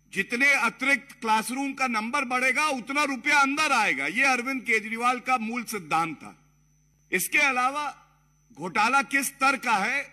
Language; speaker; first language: Hindi; native; Hindi